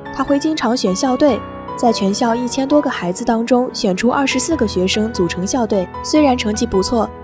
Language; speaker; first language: Chinese; native; Chinese